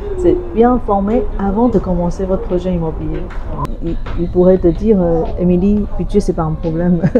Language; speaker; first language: French; non-native, fluent; Chinese